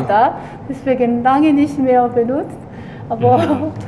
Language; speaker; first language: German; non-native, learner; Korean